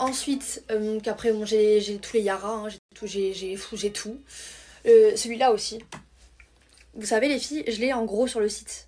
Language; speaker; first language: French; native; French